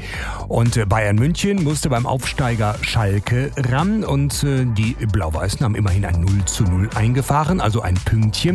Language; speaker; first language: German; native; German